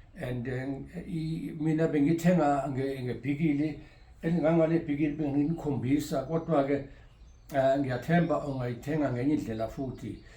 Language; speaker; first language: Zulu; non-native, local second language; Afrikaans